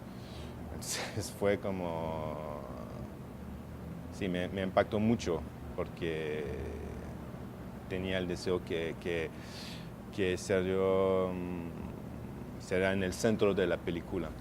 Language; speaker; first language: Spanish; non-native, fluent; French